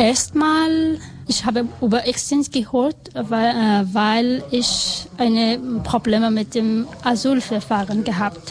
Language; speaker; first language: German; non-native, learner; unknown